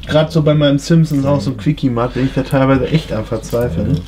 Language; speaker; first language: German; native; German